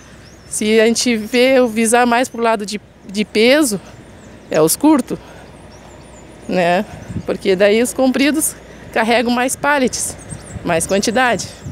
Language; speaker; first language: Portuguese; native; Portuguese